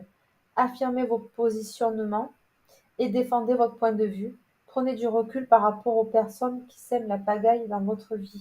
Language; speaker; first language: French; native; French